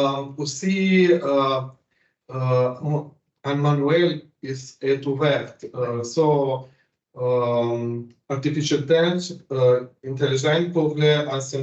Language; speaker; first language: French; non-native, learner; Slovenian